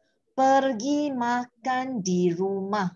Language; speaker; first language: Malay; non-native, local second language; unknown